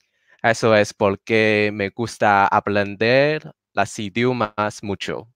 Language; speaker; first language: Spanish; non-native, learner; Chinese